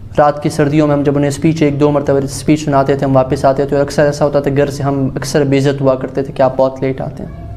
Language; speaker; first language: Urdu; non-native, local second language; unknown